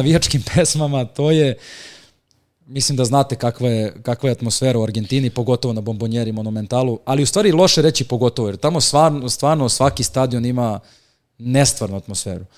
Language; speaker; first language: Serbian; native; Serbian